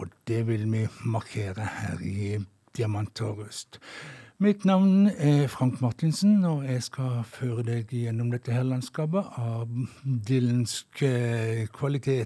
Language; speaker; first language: Norwegian; native; Norwegian